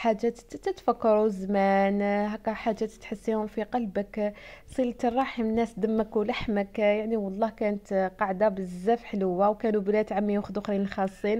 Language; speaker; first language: Arabic; native; Arabic